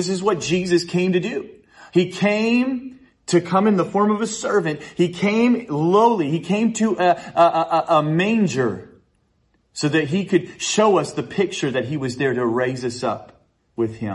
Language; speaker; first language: English; native; English